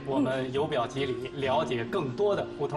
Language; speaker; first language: Chinese; native; Chinese